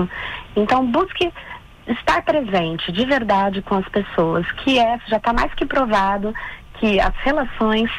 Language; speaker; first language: Portuguese; native; Portuguese